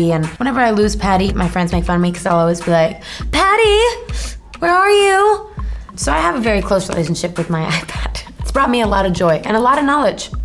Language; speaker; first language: English; native; English